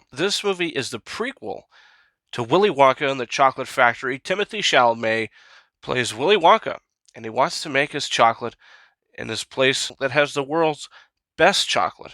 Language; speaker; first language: English; native; English